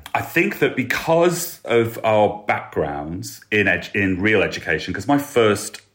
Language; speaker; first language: English; native; English